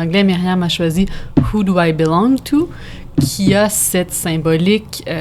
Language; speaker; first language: French; native; French